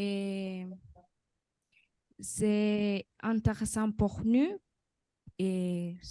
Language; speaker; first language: French; non-native, learner; Spanish